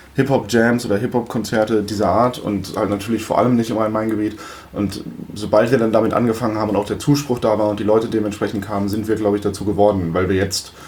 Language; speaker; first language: German; native; German